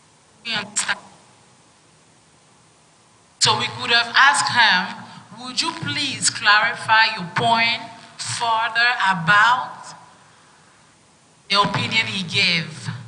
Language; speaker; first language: English; non-native, fluent; French